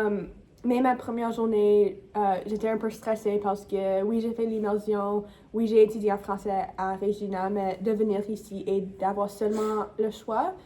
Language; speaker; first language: French; non-native, local second language; English